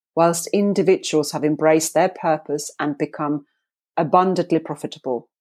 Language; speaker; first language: English; non-native, fluent; Finnish